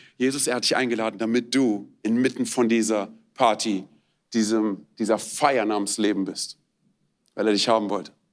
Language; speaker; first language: German; non-native, fluent; Romanian